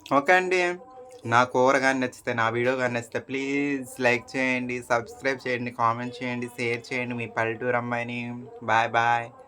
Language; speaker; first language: Telugu; non-native, local second language; Koya